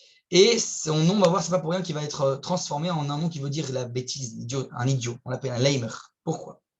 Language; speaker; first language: French; native; French